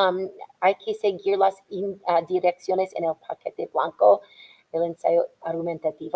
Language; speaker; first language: Spanish; non-native, fluent; English